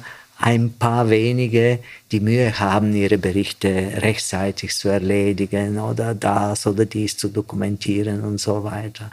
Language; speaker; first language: German; non-native, fluent; Bulgarian